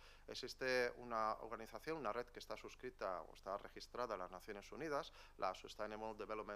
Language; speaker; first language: Spanish; native; Spanish